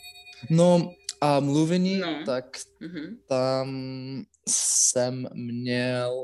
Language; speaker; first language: Czech; non-native, learner; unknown